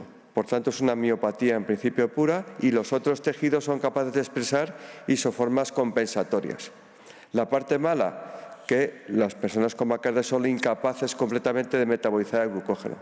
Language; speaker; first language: Spanish; native; Spanish